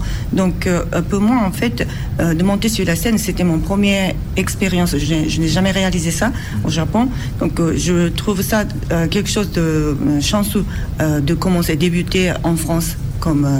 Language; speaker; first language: French; non-native, fluent; Japanese